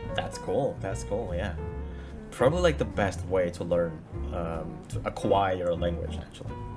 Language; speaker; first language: English; non-native, fluent; Indonesian